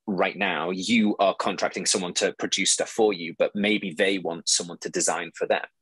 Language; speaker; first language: English; native; English